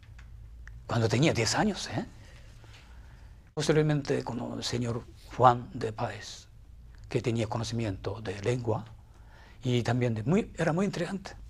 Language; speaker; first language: Spanish; non-native, fluent; Japanese